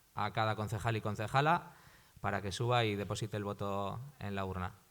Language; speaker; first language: Spanish; native; Spanish